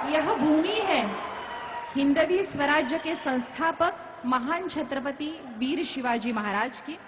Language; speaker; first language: Hindi; non-native, local second language; Marathi